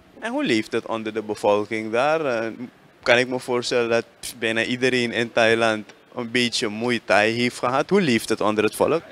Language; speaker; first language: Dutch; native; Dutch